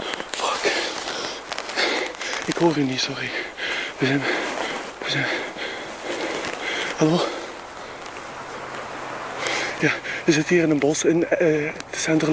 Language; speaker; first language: Dutch; native; Dutch